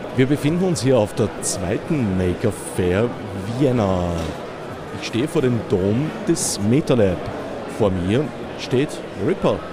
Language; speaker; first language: German; native; German